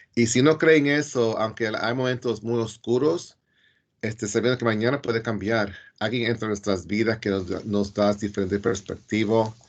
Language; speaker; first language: Spanish; early bilingual, heritage; Spanish